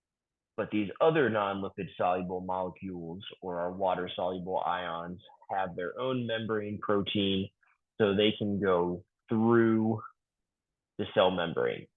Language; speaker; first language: English; native; English